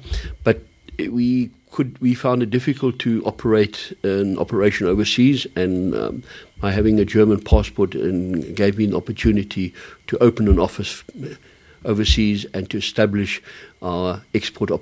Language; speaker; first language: English; early bilingual, other home language; German